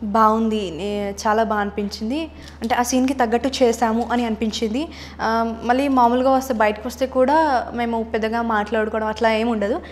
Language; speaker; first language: Telugu; early bilingual, other home language; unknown